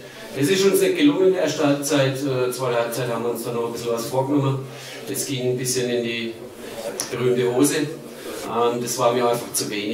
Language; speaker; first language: German; native; German